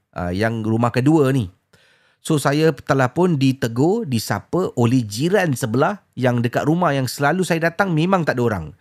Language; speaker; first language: Malay; native; Malay